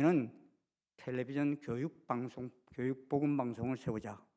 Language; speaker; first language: Korean; native; Korean